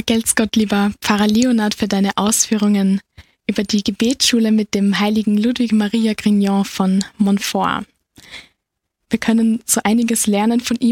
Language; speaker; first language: German; native; German